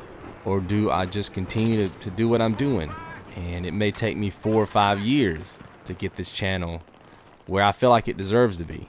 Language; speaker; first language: English; native; English